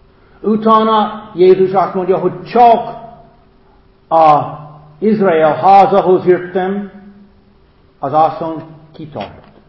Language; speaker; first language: Hungarian; non-native, fluent; English